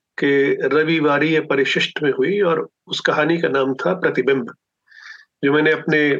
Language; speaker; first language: Hindi; non-native, local second language; Punjabi